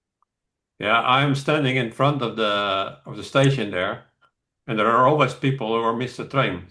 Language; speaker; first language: English; non-native, fluent; Dutch